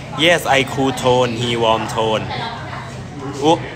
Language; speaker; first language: English; non-native, learner; Thai